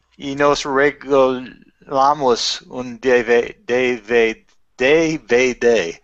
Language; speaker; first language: Spanish; non-native, learner; English